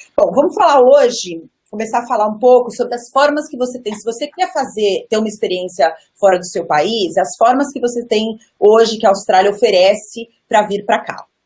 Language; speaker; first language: Portuguese; native; Portuguese